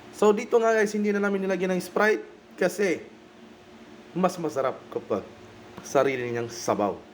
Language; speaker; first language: Filipino; non-native, local second language; Bikol